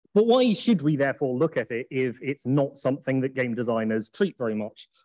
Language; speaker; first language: English; native; English